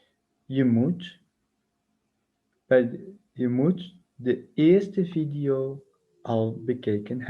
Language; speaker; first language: Dutch; non-native, fluent; French